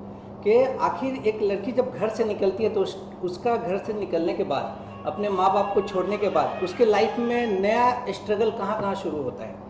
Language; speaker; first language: Hindi; native; Hindi